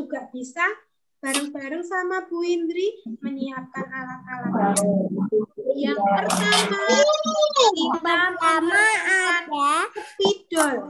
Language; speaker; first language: Indonesian; native; Indonesian